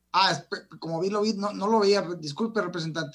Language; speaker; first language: Spanish; native; Spanish